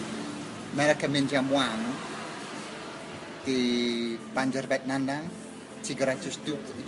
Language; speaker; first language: Indonesian; non-native, learner; English